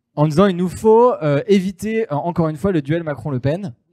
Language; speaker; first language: French; native; French